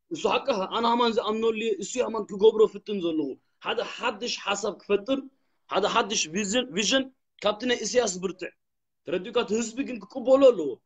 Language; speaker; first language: Tigrinya; early bilingual, heritage; Tigrinya